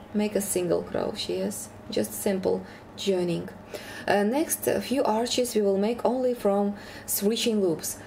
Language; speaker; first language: English; non-native, fluent; Ukrainian